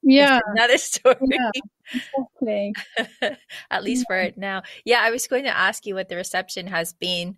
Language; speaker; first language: English; native; English